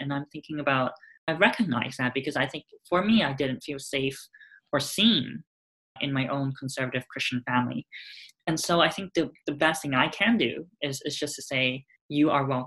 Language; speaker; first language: English; non-native, local second language; Cantonese